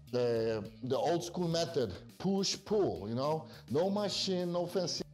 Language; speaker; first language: English; non-native, fluent; Polish